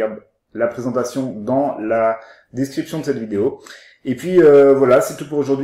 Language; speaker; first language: French; native; French